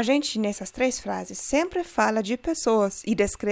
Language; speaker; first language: Portuguese; non-native, fluent; German